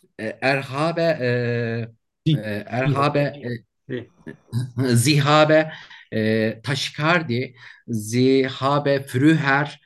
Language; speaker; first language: German; non-native, learner; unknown